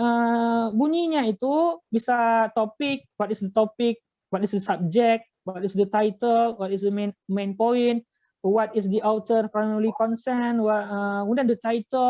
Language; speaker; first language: English; non-native, fluent; Indonesian